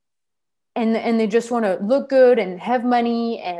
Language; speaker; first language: English; non-native, fluent; French